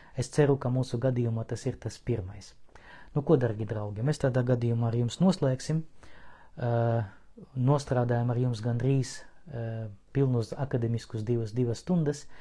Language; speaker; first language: Latvian; non-native, local second language; Russian